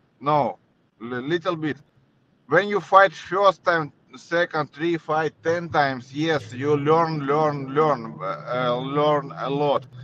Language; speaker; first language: English; non-native, learner; Russian